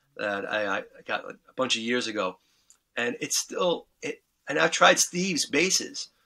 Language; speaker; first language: English; native; English